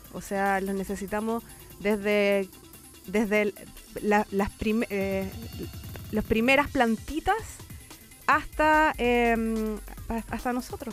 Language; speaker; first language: Spanish; native; Spanish